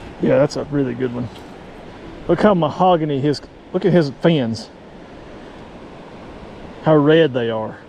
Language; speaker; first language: English; native; English